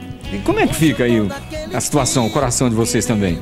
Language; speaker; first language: Portuguese; native; Portuguese